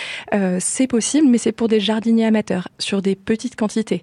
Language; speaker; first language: French; native; French